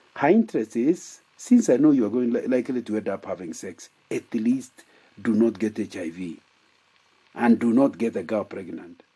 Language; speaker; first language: English; non-native, local second language; Kikuyu